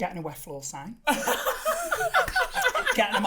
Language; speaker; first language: English; native; English